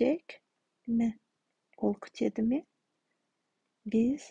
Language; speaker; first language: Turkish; non-native, fluent; Kazakh